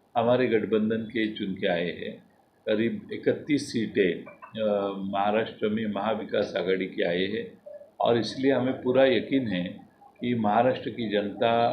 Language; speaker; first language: Hindi; non-native, local second language; Marathi